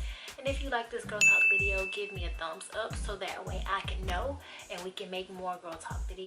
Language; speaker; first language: English; native; English